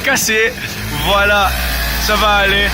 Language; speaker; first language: French; non-native, learner; Dutch